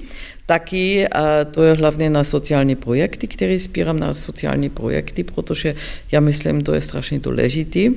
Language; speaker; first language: Czech; non-native, learner; German